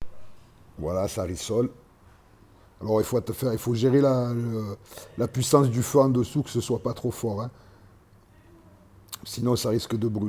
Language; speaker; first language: French; native; French